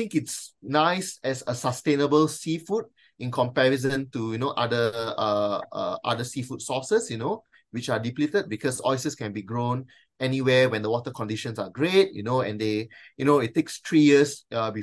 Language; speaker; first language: English; non-native, local second language; Chinese